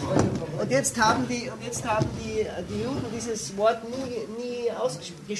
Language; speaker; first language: German; native; German